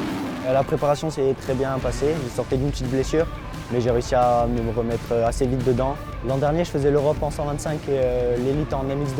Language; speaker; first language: French; native; French